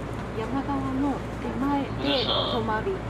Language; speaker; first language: Japanese; native; Japanese